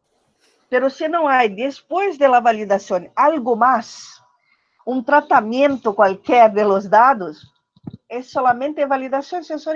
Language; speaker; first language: Spanish; non-native, learner; Portuguese